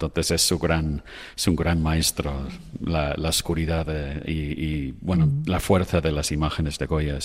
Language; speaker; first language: Spanish; non-native, fluent; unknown